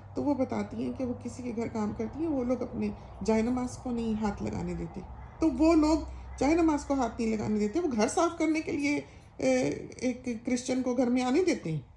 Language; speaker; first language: Urdu; native; Urdu